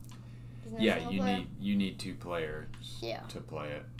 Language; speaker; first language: English; native; English